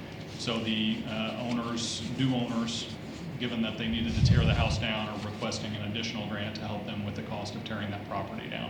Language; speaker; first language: English; native; English